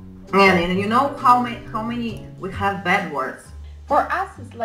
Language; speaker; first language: English; non-native, learner; Russian